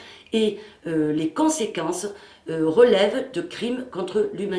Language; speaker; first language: French; native; French